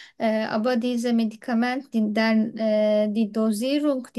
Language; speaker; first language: German; non-native, learner; Turkish